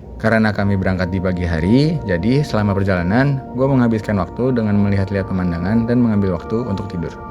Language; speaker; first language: Indonesian; native; Indonesian